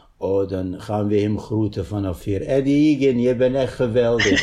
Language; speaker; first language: Dutch; non-native, fluent; Arabic